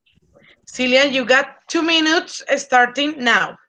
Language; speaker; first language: English; non-native, fluent; Spanish